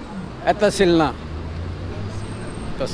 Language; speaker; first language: Russian; non-native, learner; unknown